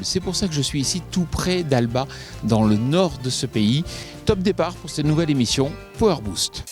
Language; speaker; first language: French; native; French